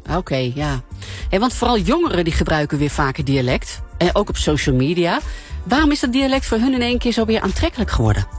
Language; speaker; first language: Dutch; native; Dutch